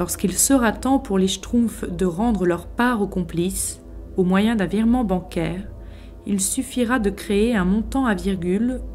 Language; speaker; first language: French; native; French